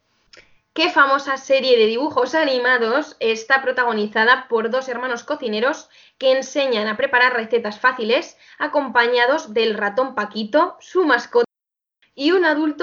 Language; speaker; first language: Spanish; native; Spanish